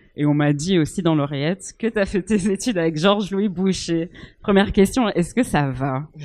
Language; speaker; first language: French; native; French